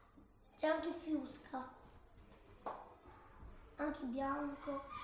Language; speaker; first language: Italian; early bilingual, other home language; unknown